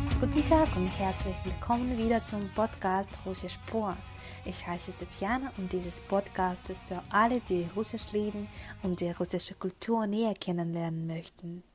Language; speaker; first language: German; non-native, fluent; Russian